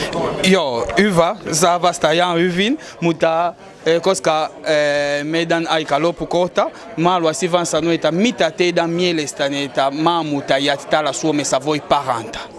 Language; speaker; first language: Finnish; non-native, fluent; Lingala